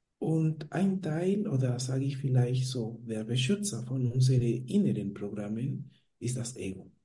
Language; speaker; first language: German; non-native, fluent; Spanish